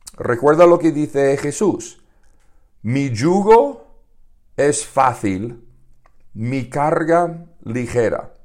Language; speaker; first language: Spanish; non-native, fluent; English